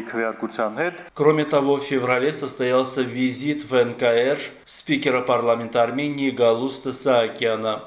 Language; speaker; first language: Russian; non-native, local second language; Armenian